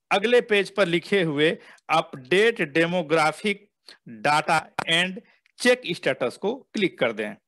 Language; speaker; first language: Hindi; native; Hindi